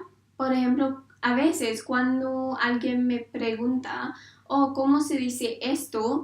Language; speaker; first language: Spanish; non-native, learner; English